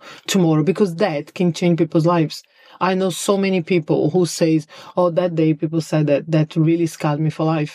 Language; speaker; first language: English; non-native, fluent; Portuguese